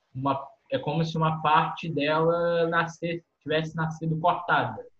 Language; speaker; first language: Portuguese; native; Portuguese